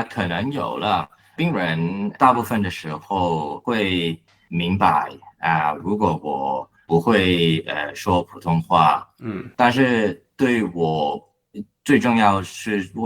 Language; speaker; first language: Chinese; non-native, learner; Cantonese